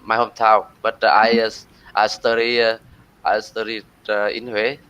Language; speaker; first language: English; non-native, learner; Vietnamese